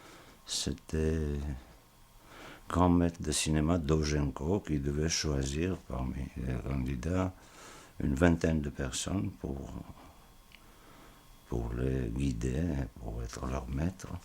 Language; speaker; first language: French; non-native, fluent; Georgian